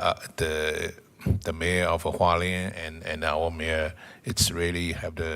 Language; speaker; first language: English; non-native, learner; Chinese